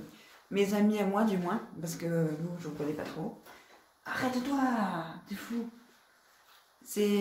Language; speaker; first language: French; native; French